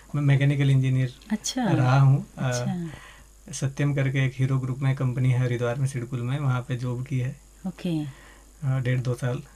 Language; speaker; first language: Hindi; native; Hindi